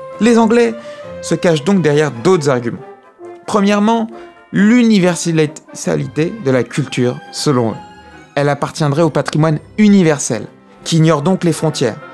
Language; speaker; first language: French; native; French